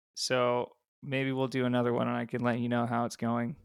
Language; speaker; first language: English; native; English